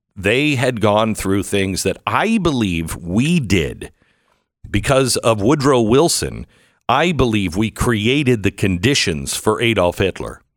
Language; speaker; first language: English; early bilingual, other home language; German